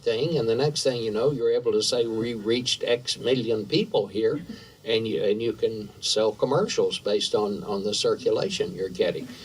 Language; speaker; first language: English; native; English